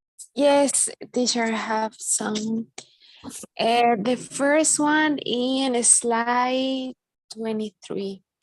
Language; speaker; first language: English; non-native, learner; Spanish